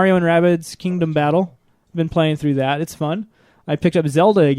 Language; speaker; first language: English; native; English